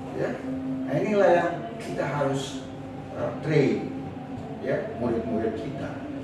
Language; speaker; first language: Indonesian; non-native, local second language; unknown